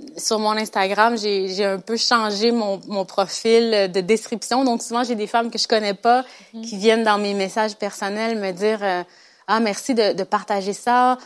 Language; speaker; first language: French; native; French